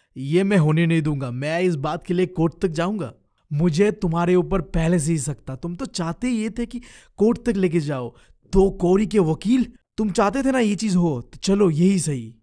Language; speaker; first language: Hindi; non-native, local second language; Bangla